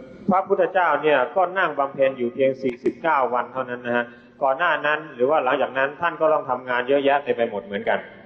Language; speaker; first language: Thai; native; Thai